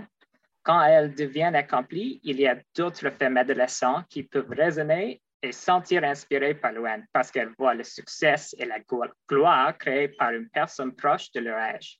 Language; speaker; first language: French; non-native, learner; English